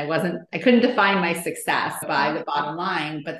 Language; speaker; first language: English; native; English